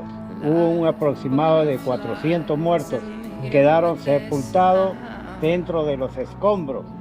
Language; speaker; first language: Spanish; native; Spanish